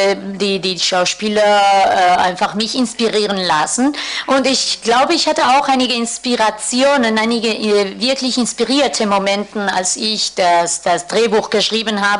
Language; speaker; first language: German; non-native, fluent; Spanish